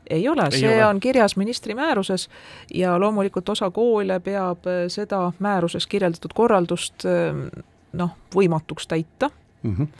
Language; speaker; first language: Estonian; native; Estonian